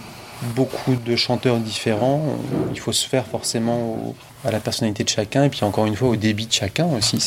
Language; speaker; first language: French; native; French